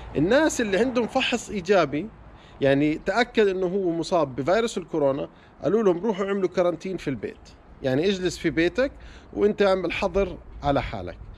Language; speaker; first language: Arabic; native; Arabic